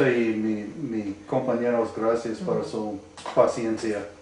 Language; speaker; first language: Spanish; non-native, learner; English